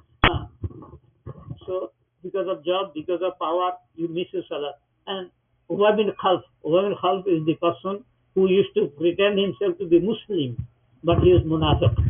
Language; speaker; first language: English; non-native, local second language; Bangla